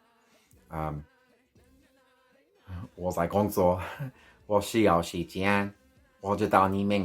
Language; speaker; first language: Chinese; non-native, learner; English